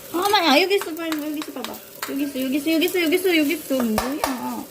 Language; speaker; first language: Korean; non-native, fluent; Filipino